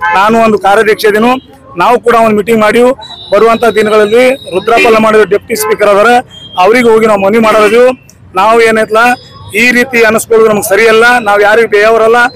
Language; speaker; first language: Kannada; non-native, local second language; Lambadi